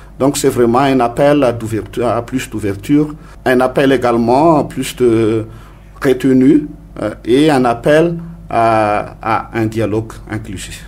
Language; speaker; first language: French; non-native, local second language; Malagasy